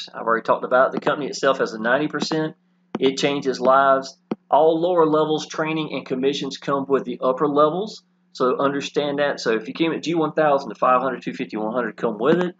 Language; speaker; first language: English; native; English